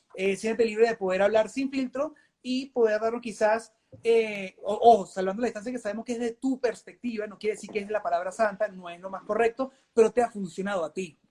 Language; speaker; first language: Spanish; native; Spanish